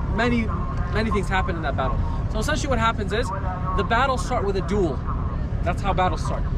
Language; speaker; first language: English; native; English